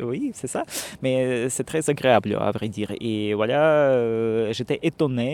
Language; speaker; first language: French; non-native, fluent; Russian